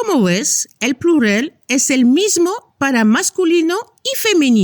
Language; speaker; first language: Spanish; non-native, fluent; French